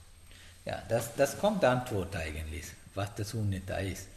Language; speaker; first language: German; non-native, learner; Sinhala